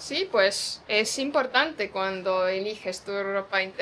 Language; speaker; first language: Spanish; non-native, fluent; Portuguese